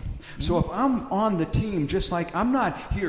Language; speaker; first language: English; native; English